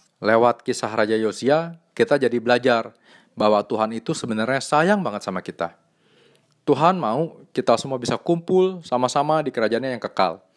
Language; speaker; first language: Indonesian; native; Indonesian